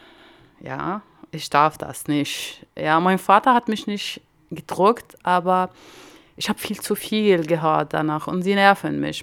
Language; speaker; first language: German; non-native, learner; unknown